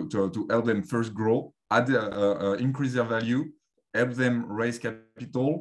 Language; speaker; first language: English; non-native, fluent; French